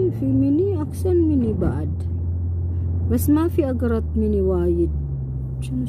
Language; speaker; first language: Arabic; non-native, learner; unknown